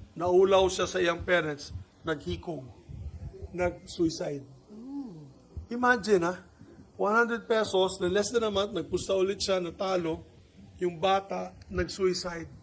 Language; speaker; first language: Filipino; non-native, local second language; Cebuano